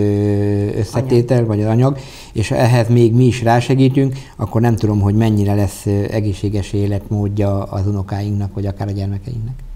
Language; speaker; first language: Hungarian; native; Hungarian